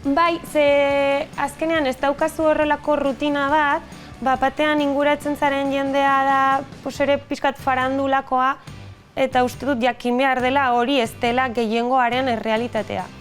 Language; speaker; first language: Basque; non-native, local second language; Spanish